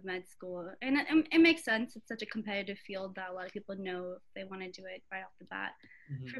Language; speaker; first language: English; native; English